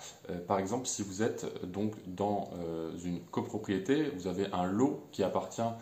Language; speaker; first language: French; native; French